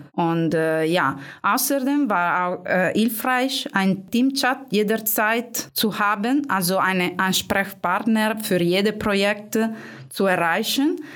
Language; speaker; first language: German; non-native, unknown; Italian